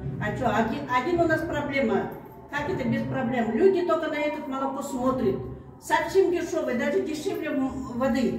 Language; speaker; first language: Russian; non-native, local second language; Kyrgyz